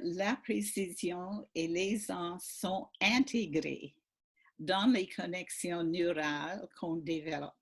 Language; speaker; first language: French; non-native, fluent; English